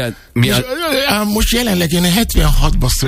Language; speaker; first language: Hungarian; non-native, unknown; Yoruba